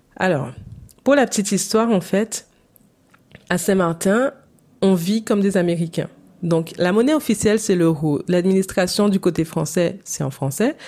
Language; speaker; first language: French; native; French